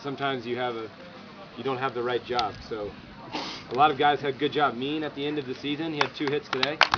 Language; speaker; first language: English; native; English